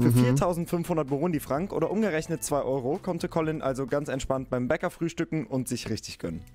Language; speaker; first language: German; native; German